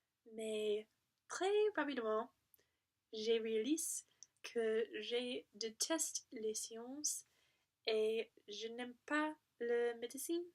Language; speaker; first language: French; non-native, learner; English